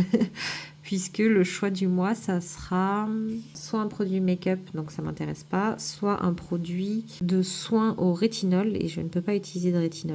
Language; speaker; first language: French; native; French